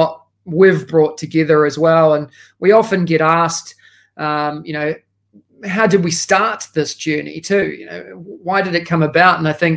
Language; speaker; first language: English; native; English